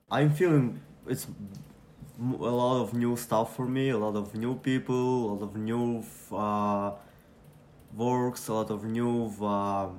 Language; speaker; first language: English; non-native, learner; Ukrainian